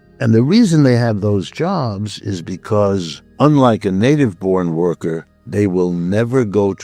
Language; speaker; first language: English; native; English